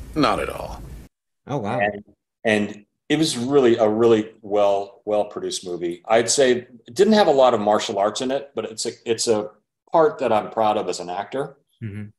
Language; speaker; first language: English; native; English